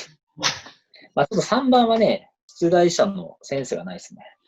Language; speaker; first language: Japanese; native; Japanese